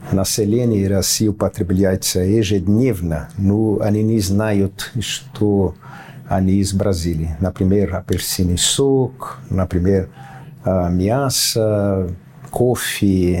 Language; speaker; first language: Russian; non-native, fluent; Portuguese